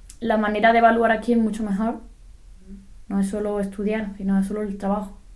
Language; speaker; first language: Spanish; native; Spanish